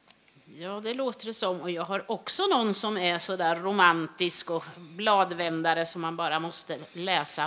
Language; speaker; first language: Swedish; native; Swedish